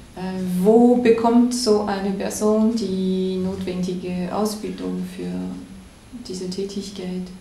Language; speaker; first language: German; native; German